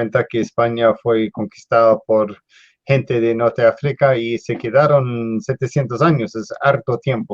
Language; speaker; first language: Spanish; non-native, fluent; English